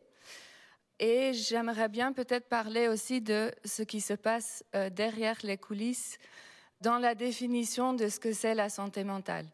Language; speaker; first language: French; non-native, fluent; Dutch